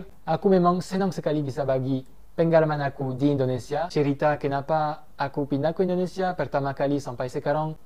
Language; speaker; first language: Indonesian; non-native, fluent; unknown